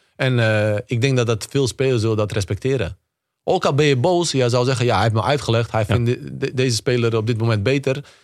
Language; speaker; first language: Dutch; early bilingual, other home language; Bosnian